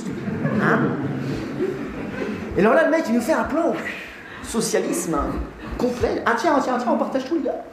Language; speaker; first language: French; native; French